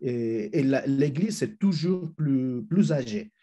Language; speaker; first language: French; non-native, fluent; Spanish